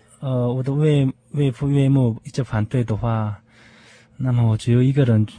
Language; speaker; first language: Chinese; non-native, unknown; Korean